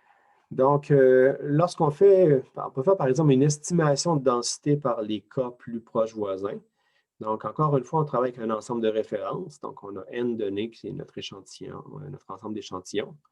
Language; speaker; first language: French; native; French